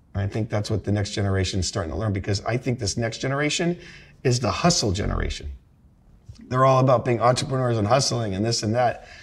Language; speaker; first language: English; native; English